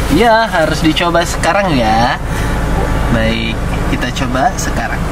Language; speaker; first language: Indonesian; native; Indonesian